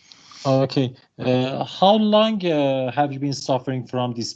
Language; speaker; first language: English; non-native, learner; Persian